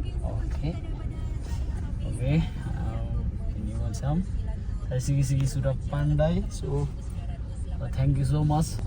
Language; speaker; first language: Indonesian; non-native, learner; Nepali